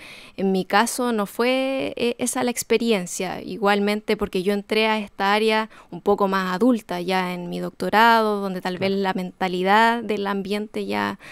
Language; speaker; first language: Spanish; native; Spanish